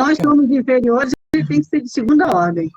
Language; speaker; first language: Portuguese; native; Portuguese